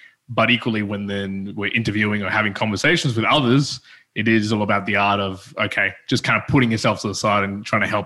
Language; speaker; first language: English; early bilingual, other home language; Spanish